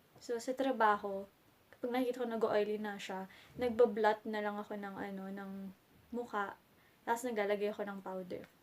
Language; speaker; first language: Filipino; native; Filipino